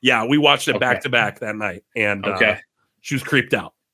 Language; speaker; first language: English; native; English